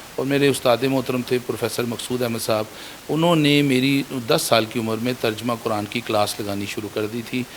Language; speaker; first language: Urdu; native; Urdu